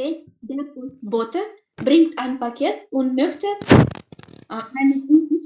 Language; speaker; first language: German; non-native, learner; Macedonian